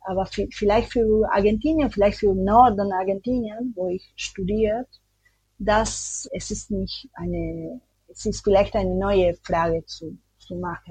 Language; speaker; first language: German; non-native, learner; Spanish